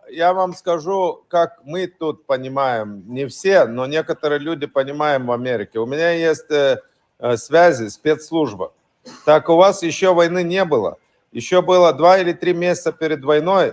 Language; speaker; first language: Russian; non-native, fluent; Lithuanian